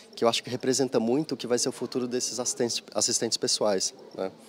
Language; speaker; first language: Portuguese; native; Portuguese